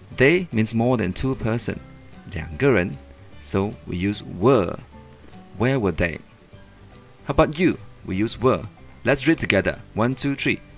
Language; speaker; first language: English; non-native, local second language; Chinese